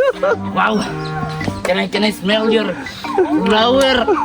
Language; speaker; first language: English; non-native, local second language; Filipino